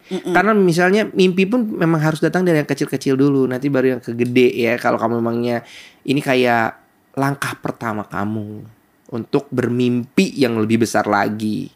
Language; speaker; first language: Indonesian; native; Indonesian